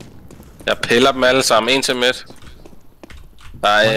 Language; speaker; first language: Danish; native; Danish